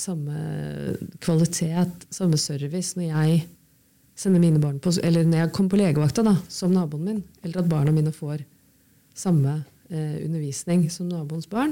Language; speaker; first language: Norwegian; native; Norwegian